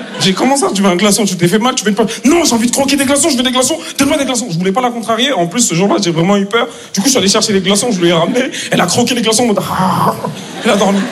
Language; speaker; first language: French; native; French